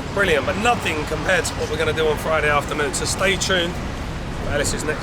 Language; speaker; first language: English; native; English